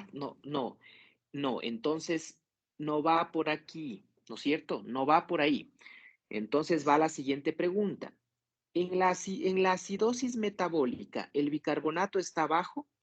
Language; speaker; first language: Spanish; native; Spanish